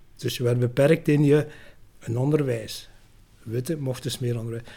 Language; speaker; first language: Dutch; early bilingual, other home language; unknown